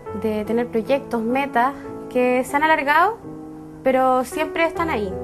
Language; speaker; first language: Spanish; native; Spanish